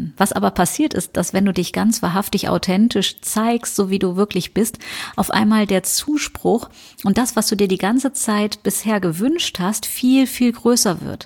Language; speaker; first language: German; native; German